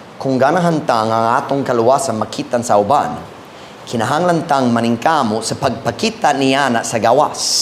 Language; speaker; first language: Cebuano; non-native, fluent; English